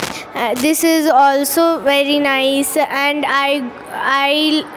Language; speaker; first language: English; non-native, learner; Hindi